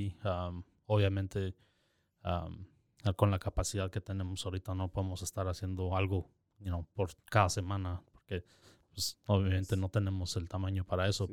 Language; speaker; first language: Spanish; early bilingual, other home language; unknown